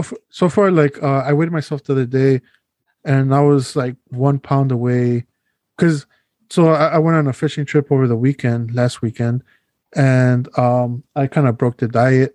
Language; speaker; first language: English; early bilingual, other home language; Spanish